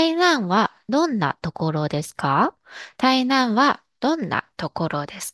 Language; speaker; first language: Japanese; non-native, fluent; Chinese